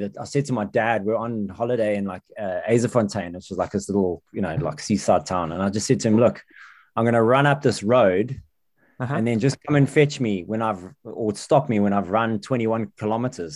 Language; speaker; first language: English; native; English